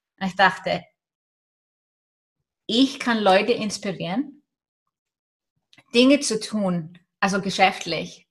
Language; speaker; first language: German; non-native, fluent; Icelandic